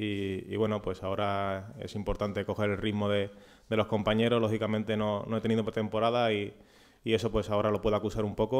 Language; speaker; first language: Spanish; native; Spanish